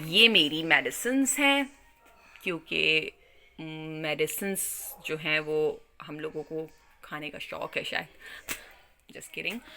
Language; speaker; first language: Urdu; native; Urdu